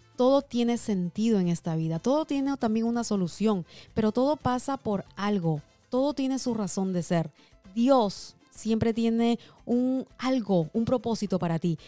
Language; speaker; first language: Spanish; early bilingual, heritage; Spanish